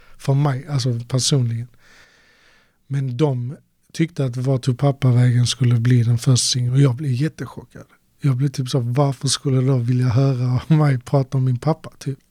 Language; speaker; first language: Swedish; native; Swedish